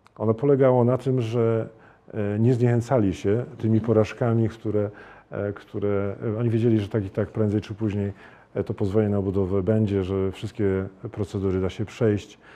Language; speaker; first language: Polish; native; Polish